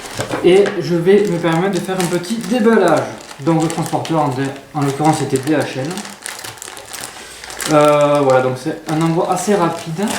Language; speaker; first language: French; native; French